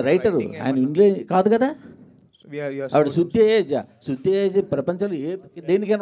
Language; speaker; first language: Telugu; native; Telugu